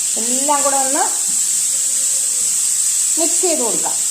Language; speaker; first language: Malayalam; native; Malayalam